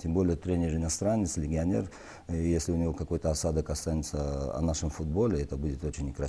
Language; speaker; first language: Russian; non-native, local second language; Tajik